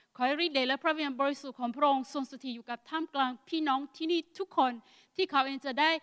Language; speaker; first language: Thai; non-native, local second language; Akha